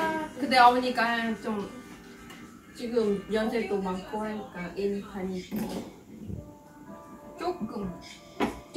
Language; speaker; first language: Korean; non-native, learner; Khmer